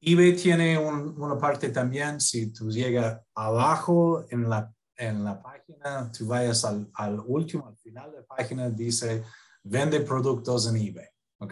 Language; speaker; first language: Spanish; non-native, fluent; English